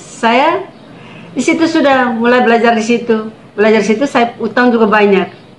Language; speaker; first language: Indonesian; non-native, local second language; Tetum